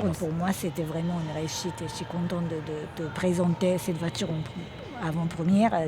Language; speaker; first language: French; non-native, fluent; Japanese